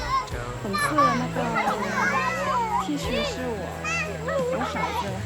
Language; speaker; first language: Chinese; non-native, learner; Vietnamese